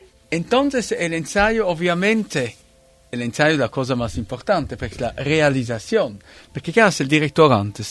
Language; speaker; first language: Spanish; non-native, fluent; Italian